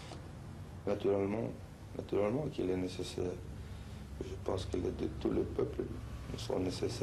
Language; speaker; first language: French; non-native, fluent; Spanish